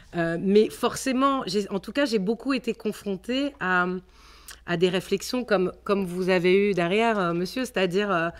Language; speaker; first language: French; native; French